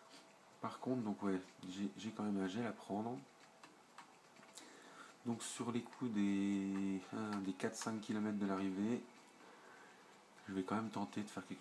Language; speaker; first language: French; native; French